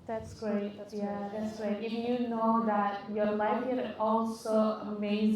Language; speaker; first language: English; non-native, fluent; Indonesian